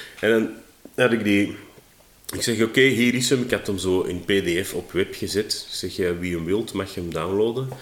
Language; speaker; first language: Dutch; native; Dutch